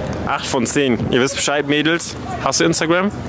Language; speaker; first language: German; native; German